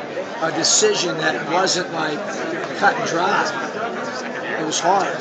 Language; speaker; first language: English; native; English